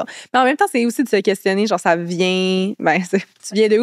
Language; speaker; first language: French; native; French